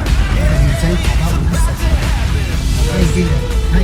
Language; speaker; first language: Chinese; native; Chinese